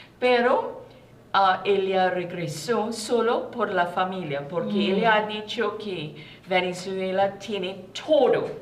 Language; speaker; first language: Spanish; non-native, learner; English